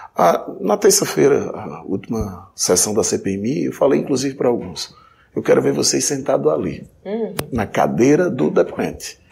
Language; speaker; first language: Portuguese; native; Portuguese